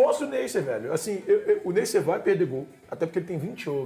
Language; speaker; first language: Portuguese; native; Portuguese